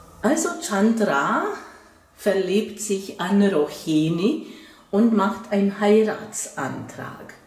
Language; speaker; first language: German; non-native, fluent; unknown